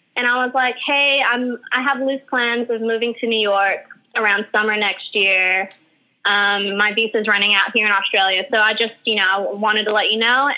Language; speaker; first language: English; early bilingual, other home language; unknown